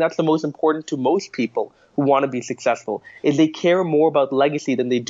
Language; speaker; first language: English; native; English